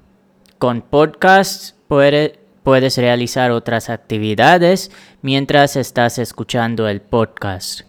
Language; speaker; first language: Spanish; non-native, fluent; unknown